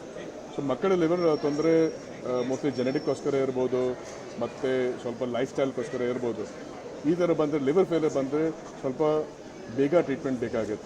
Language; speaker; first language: Kannada; non-native, learner; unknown